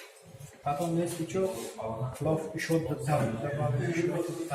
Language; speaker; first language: Russian; non-native, local second language; Tajik